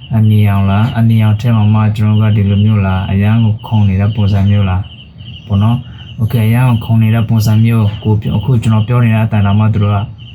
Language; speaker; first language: Burmese; non-native, local second language; Shan